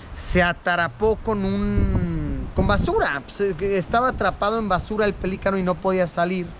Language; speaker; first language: Spanish; native; Spanish